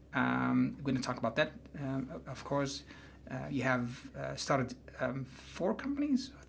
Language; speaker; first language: English; non-native, fluent; Dutch